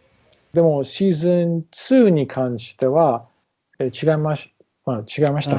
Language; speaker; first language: Japanese; non-native, learner; English